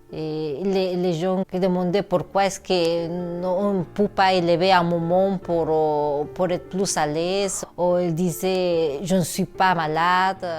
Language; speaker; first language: French; non-native, fluent; Spanish